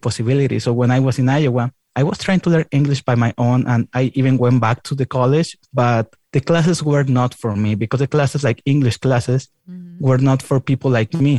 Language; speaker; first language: English; non-native, fluent; Spanish